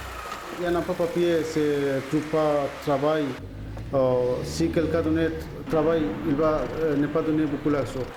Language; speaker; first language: French; non-native, learner; Bangla